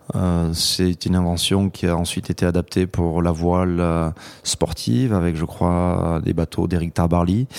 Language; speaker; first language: French; native; French